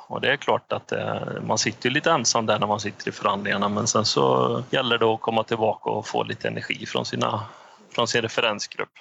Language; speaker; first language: Swedish; native; Swedish